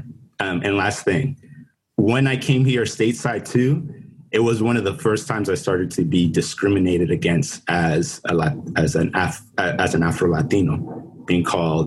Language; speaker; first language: English; non-native, fluent; Spanish